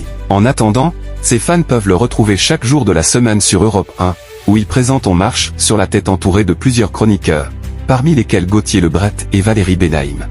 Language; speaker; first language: French; native; French